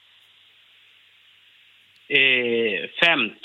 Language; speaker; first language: Swedish; non-native, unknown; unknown